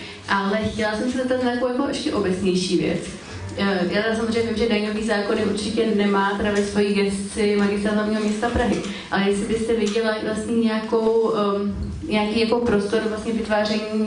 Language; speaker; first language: Czech; native; Czech